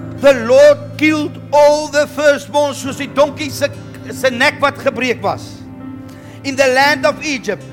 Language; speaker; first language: English; non-native, local second language; Afrikaans